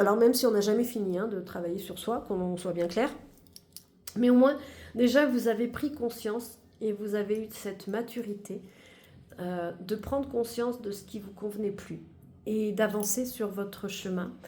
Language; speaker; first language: French; native; French